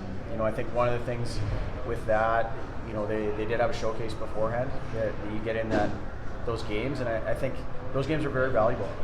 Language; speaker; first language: English; native; English